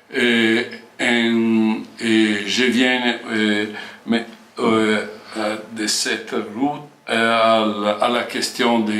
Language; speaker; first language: French; non-native, fluent; Italian